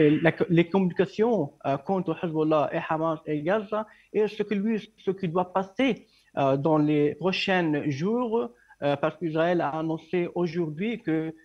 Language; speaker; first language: French; non-native, learner; Arabic